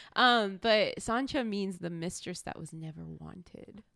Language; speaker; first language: English; native; English